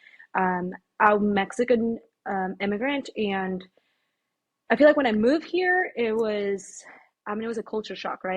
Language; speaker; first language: English; early bilingual, other home language; Spanish